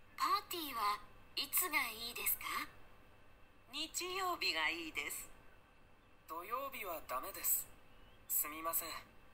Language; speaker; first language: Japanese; non-native, fluent; Malay